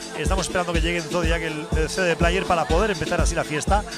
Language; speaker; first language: Spanish; native; Spanish